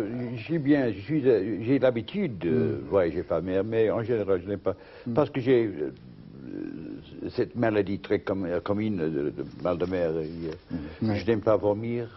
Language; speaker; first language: French; non-native, fluent; English